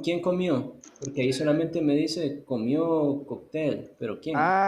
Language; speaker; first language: Spanish; native; Spanish